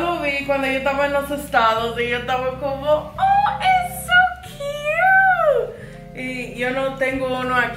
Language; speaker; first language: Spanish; non-native, fluent; English